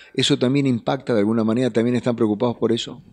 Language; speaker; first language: Spanish; native; Spanish